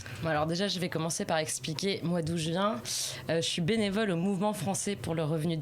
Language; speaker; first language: French; native; French